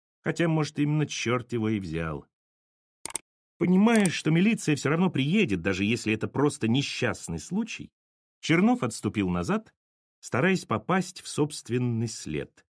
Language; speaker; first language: Russian; native; Russian